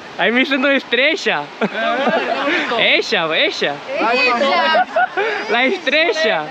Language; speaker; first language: Spanish; non-native, learner; Thai